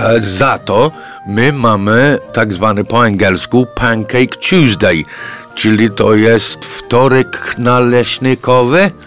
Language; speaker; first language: Polish; non-native, fluent; English